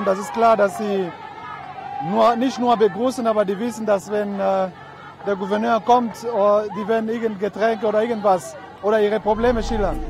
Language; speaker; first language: German; non-native, fluent; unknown